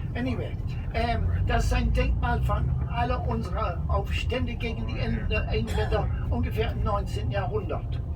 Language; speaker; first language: German; non-native, fluent; English